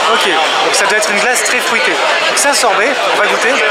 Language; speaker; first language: French; native; French